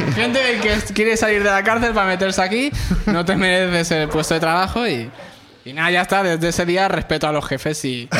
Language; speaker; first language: Spanish; early bilingual, other home language; Arabic